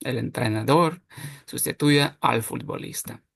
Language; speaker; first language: Spanish; non-native, fluent; Ukrainian